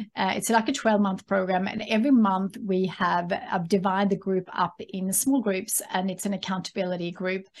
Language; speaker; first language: English; non-native, fluent; Swedish